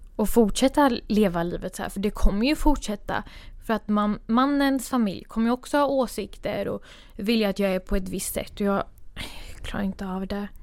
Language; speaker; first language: Swedish; early bilingual, other home language; Kurdish